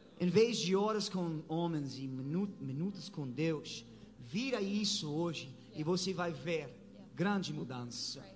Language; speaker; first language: Portuguese; non-native, fluent; English